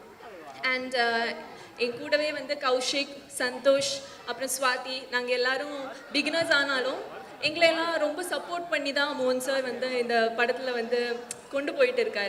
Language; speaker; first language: Tamil; non-native, fluent; Malayalam